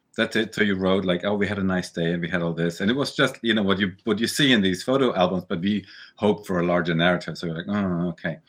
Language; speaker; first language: English; early bilingual, other home language; German